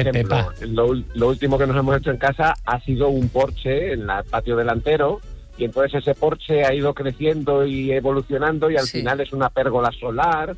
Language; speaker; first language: Spanish; native; Spanish